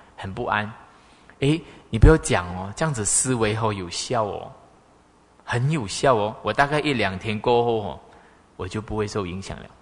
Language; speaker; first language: Chinese; native; Chinese